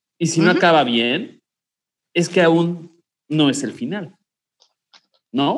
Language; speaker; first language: Spanish; native; Spanish